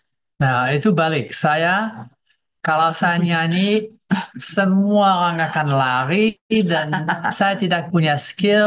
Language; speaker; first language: Indonesian; non-native, fluent; English